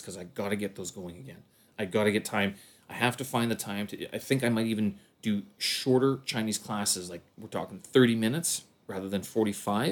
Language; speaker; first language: English; native; English